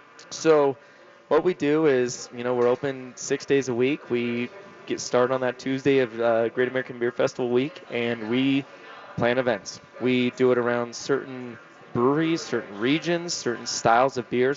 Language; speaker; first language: English; native; English